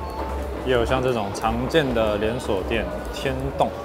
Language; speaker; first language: Chinese; native; Chinese